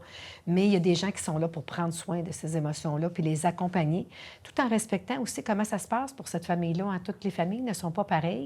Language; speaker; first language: French; native; French